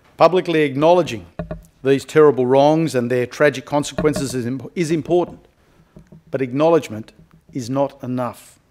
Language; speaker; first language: English; native; English